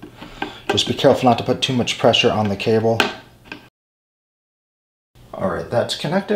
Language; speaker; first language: English; native; English